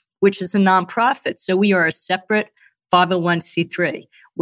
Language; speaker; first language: English; native; English